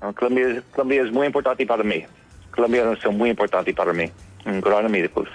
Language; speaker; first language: Spanish; non-native, learner; English